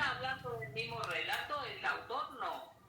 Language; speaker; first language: Spanish; native; Spanish